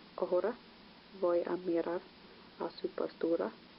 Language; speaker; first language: Spanish; non-native, learner; English